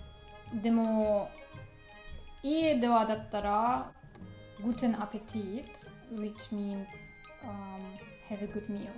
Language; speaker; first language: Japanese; non-native, learner; German